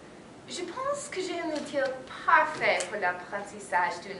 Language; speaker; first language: French; non-native, learner; English